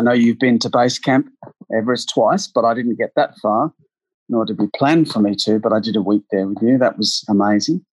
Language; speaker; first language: English; native; English